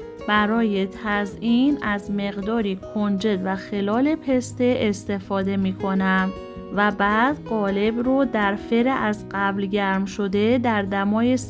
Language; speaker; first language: Persian; native; Persian